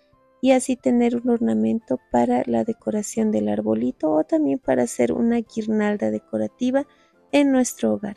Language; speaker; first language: Spanish; native; Spanish